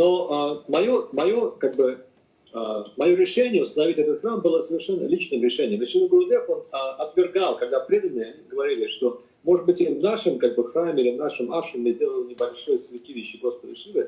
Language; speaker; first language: Russian; native; Russian